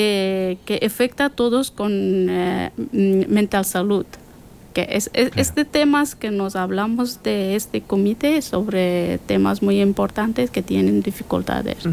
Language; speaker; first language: Spanish; non-native, learner; Persian